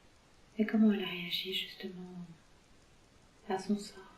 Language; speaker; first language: French; native; French